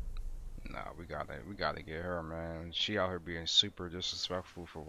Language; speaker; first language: English; native; English